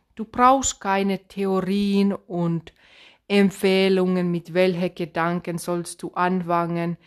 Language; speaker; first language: German; non-native, fluent; Finnish